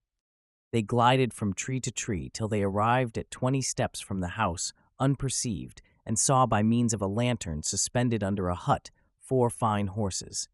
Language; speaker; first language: English; native; English